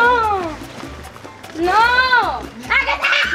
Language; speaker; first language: Spanish; native; Spanish